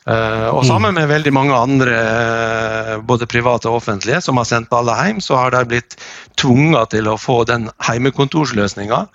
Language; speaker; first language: Norwegian; native; Norwegian